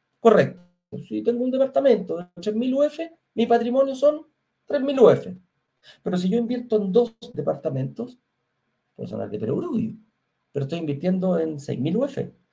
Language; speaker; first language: Spanish; native; Spanish